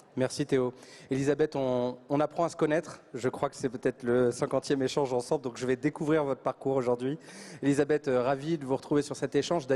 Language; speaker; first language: French; native; French